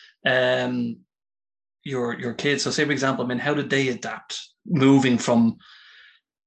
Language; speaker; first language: English; native; English